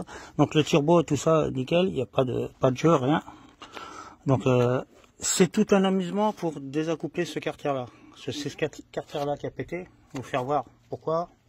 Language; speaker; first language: French; native; French